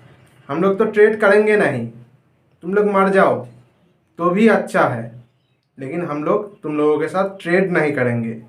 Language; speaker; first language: Hindi; non-native, local second language; Bangla